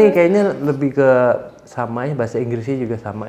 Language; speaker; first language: Indonesian; native; Indonesian